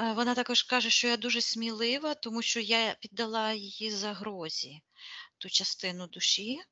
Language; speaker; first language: Ukrainian; non-native, local second language; Russian